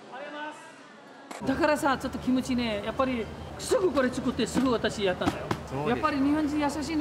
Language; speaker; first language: Japanese; non-native, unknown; Nepali